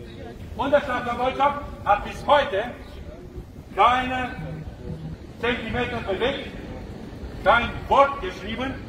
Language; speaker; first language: German; non-native, fluent; Romanian